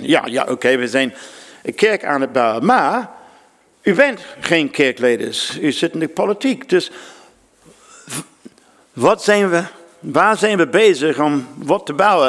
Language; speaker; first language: Dutch; non-native, fluent; English